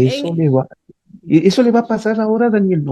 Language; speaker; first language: Spanish; native; Spanish